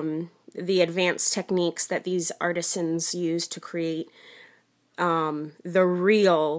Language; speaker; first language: English; native; English